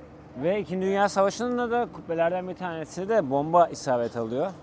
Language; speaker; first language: Turkish; native; Turkish